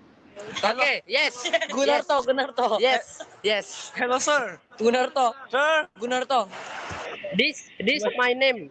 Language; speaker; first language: English; non-native, learner; Indonesian